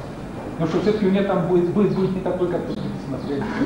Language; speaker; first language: Russian; native; Russian